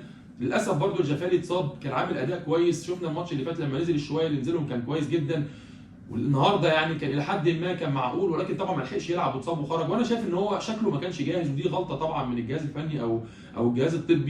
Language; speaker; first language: Arabic; native; Arabic